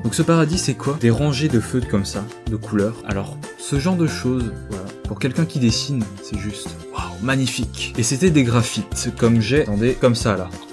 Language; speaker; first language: French; native; French